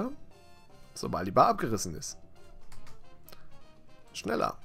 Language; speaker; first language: German; native; German